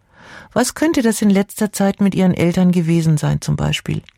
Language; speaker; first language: German; native; German